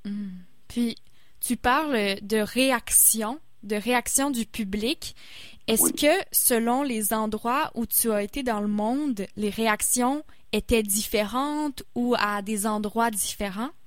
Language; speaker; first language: French; native; French